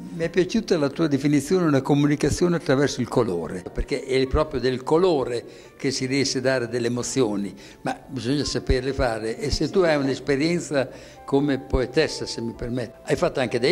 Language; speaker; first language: Italian; native; Italian